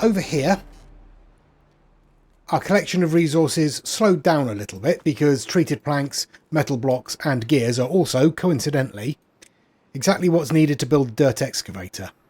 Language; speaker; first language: English; native; English